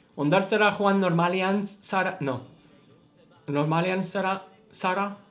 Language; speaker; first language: Basque; non-native, learner; English